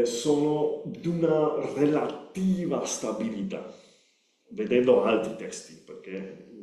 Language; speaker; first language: Italian; non-native, learner; Spanish